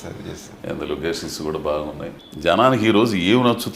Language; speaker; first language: Telugu; native; Telugu